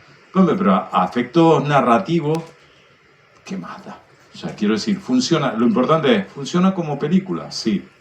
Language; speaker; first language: Spanish; native; Spanish